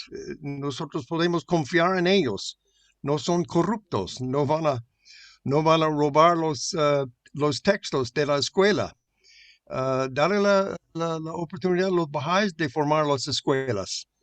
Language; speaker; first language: Spanish; non-native, fluent; English